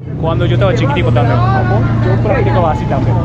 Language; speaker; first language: Spanish; non-native, learner; Japanese